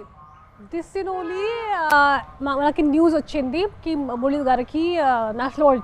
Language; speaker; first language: Telugu; non-native, local second language; Hindi